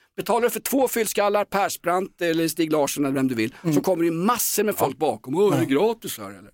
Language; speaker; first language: Swedish; native; Swedish